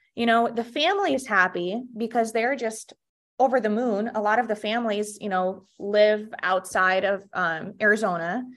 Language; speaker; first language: English; early bilingual, other home language; Russian